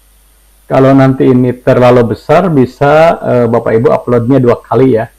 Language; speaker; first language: Indonesian; native; Indonesian